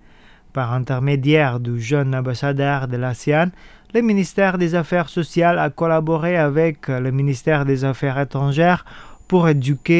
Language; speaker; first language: French; non-native, fluent; Indonesian